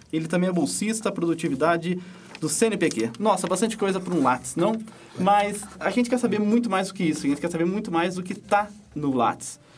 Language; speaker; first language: Portuguese; native; Portuguese